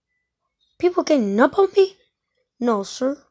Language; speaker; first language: English; native; English